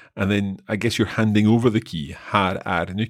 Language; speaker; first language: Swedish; non-native, learner; English